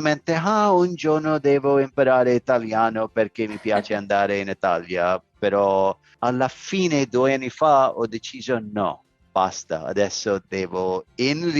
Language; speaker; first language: Italian; non-native, learner; English